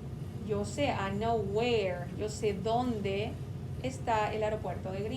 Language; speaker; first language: Spanish; non-native, fluent; English